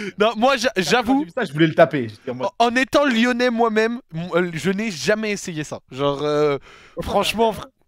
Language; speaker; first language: French; native; French